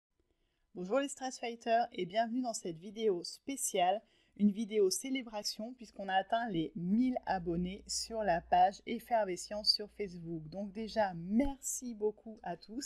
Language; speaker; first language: French; native; French